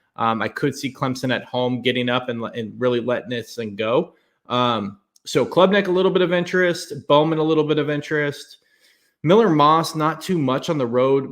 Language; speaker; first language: English; native; English